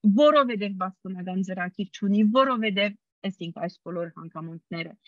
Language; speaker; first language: Armenian; early bilingual, heritage; Armenian